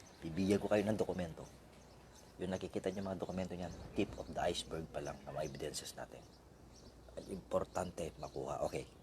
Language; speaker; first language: Filipino; non-native, local second language; Iloko